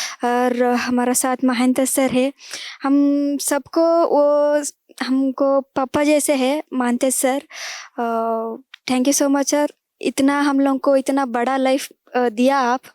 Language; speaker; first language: Hindi; non-native, local second language; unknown